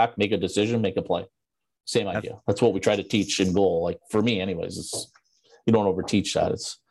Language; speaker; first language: English; native; English